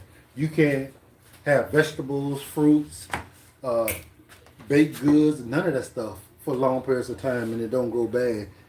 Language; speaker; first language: English; native; English